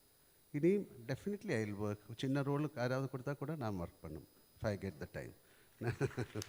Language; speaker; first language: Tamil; non-native, local second language; Malayalam